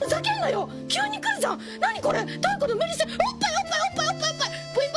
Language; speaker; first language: Japanese; native; Japanese